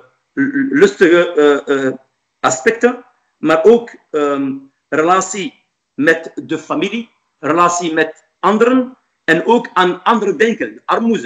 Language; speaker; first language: Dutch; non-native, fluent; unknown